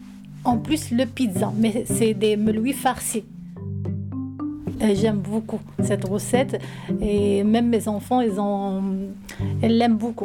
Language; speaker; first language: French; non-native, learner; Arabic